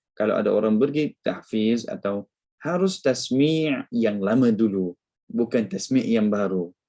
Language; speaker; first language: Malay; non-native, fluent; Arabic